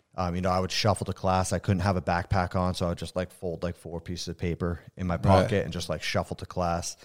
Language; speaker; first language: English; native; English